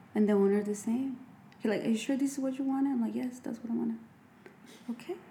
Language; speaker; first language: English; non-native, fluent; Spanish